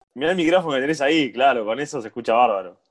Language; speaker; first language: Spanish; native; Spanish